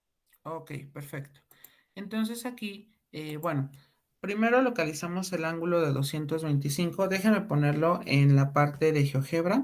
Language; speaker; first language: Spanish; native; Spanish